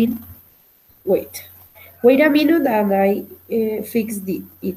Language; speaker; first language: English; non-native, learner; Spanish